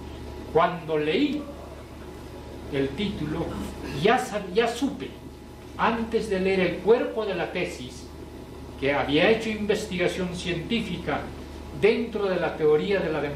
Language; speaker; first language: Spanish; native; Spanish